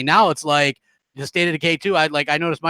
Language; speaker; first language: English; native; English